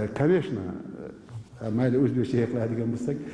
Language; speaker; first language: Russian; non-native, local second language; Uzbek